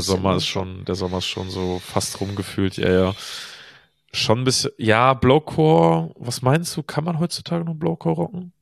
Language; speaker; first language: German; native; German